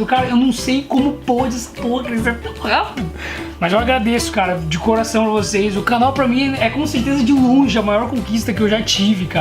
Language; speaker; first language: Portuguese; native; Portuguese